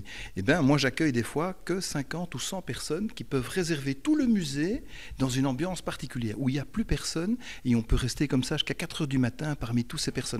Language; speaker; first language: French; native; French